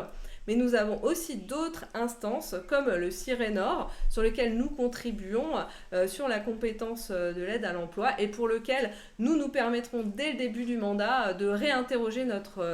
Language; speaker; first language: French; native; French